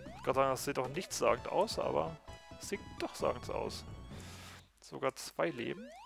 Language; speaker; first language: German; native; German